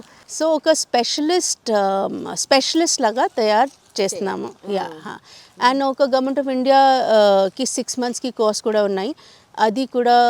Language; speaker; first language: Telugu; non-native, local second language; Hindi